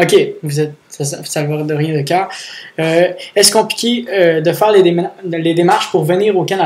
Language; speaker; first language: French; native; French